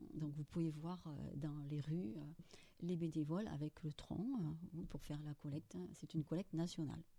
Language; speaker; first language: French; native; French